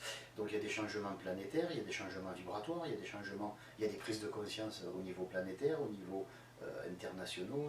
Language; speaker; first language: French; native; French